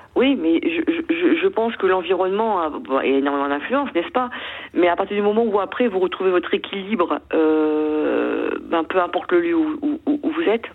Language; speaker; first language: French; native; French